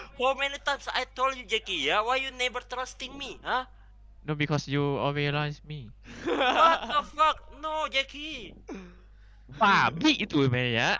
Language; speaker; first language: English; non-native, learner; Indonesian